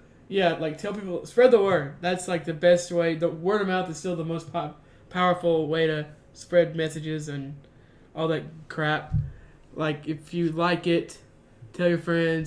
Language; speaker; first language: English; native; English